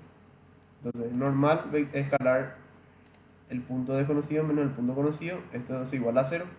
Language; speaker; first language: Spanish; native; Spanish